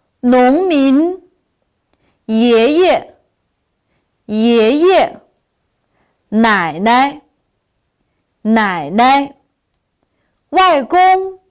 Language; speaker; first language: Chinese; non-native, local second language; Uyghur